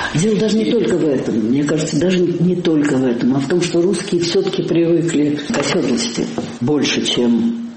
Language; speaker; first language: Russian; native; Russian